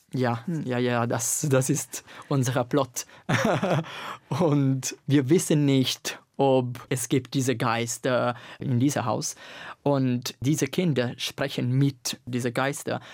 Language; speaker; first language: German; non-native, learner; Italian